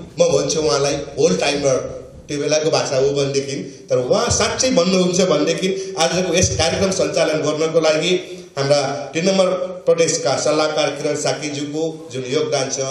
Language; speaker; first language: Nepali; non-native, local second language; Newari